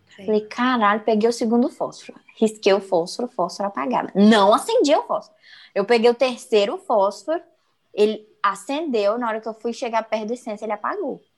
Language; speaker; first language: Portuguese; native; Portuguese